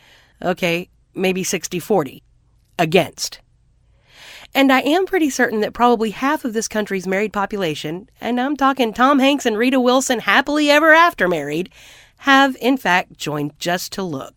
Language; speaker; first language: English; native; English